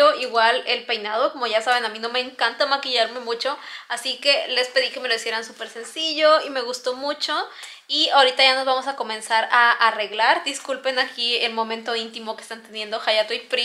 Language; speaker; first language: Spanish; native; Spanish